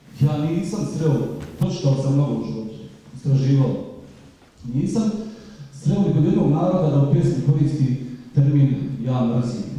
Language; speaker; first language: Croatian; native; Croatian